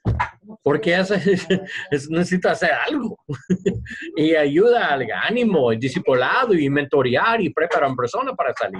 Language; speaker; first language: Spanish; non-native, learner; English